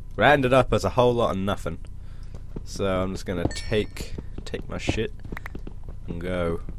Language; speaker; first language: English; native; English